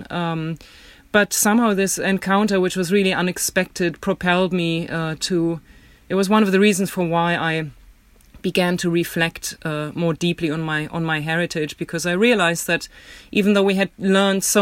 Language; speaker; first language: English; non-native, fluent; German